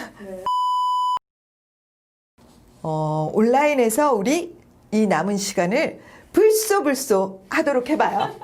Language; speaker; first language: Korean; native; Korean